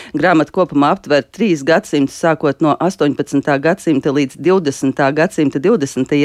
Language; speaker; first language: Latvian; native; Latvian